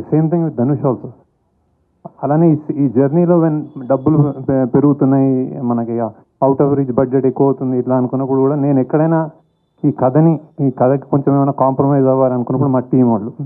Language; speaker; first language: Telugu; native; Telugu